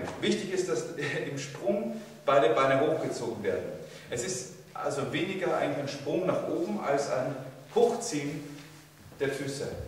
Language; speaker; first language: German; native; German